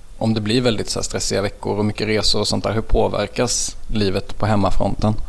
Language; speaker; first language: Swedish; native; Swedish